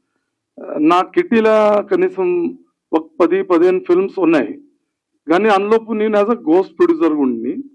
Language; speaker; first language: Telugu; early bilingual, heritage; Telugu